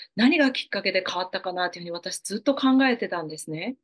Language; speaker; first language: Japanese; native; Japanese